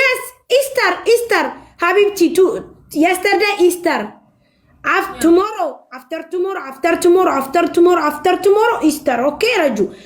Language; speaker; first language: English; non-native, learner; Amharic